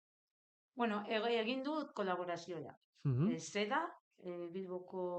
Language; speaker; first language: Basque; non-native, local second language; Spanish